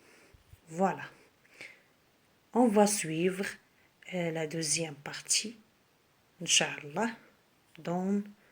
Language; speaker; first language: French; non-native, local second language; Arabic